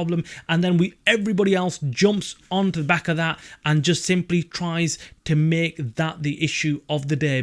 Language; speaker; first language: English; native; English